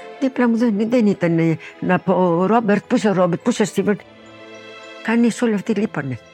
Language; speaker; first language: Greek; early bilingual, heritage; Greek